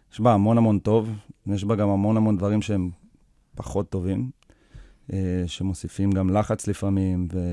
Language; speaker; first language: Hebrew; early bilingual, other home language; English